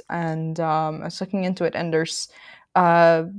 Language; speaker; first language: English; non-native, local second language; Filipino